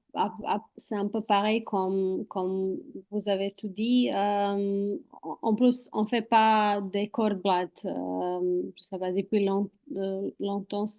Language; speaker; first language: French; non-native, fluent; Croatian